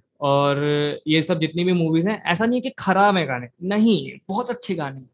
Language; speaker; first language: Hindi; native; Hindi